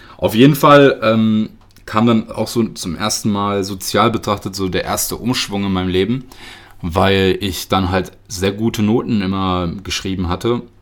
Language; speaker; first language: German; early bilingual, other home language; Russian